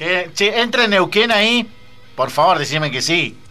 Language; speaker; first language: Spanish; native; Spanish